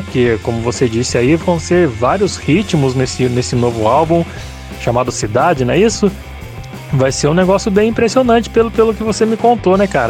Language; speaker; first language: Portuguese; native; Portuguese